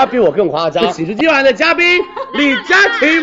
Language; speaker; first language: Chinese; native; Chinese